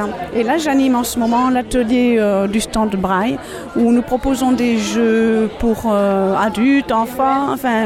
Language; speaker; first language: French; native; French